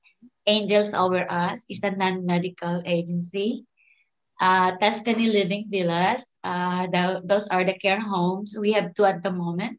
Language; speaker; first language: English; non-native, local second language; Filipino